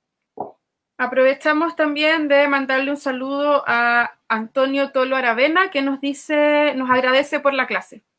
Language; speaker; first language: Spanish; native; Spanish